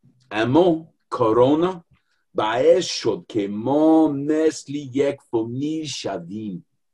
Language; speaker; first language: Persian; non-native, learner; English